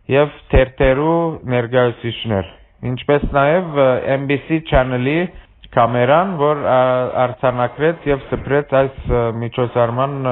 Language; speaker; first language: Armenian; early bilingual, heritage; Armenian